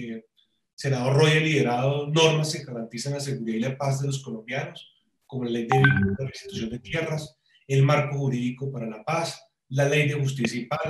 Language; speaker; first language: Spanish; native; Spanish